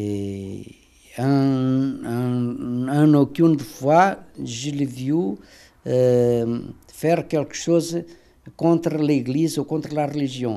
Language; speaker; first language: French; non-native, fluent; Portuguese